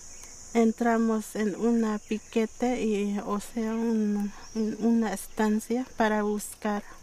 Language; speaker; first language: Spanish; non-native, local second language; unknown